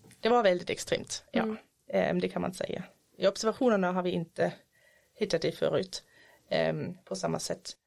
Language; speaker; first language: Swedish; non-native, fluent; German